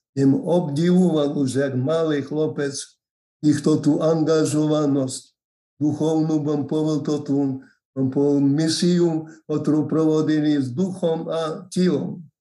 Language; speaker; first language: Slovak; non-native, local second language; Rusyn